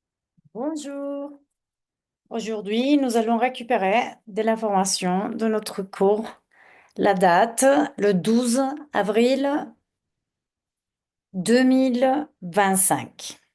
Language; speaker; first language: French; non-native, fluent; Spanish